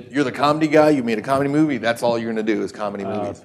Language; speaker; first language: English; native; English